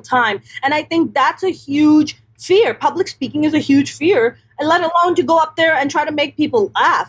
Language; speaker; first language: English; non-native, local second language; Urdu